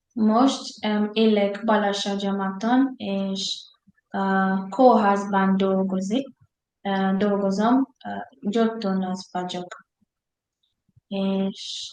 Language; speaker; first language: Hungarian; non-native, learner; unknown